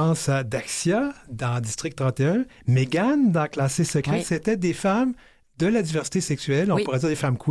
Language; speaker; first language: French; native; French